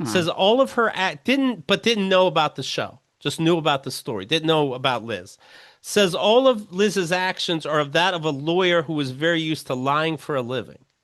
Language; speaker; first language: English; native; English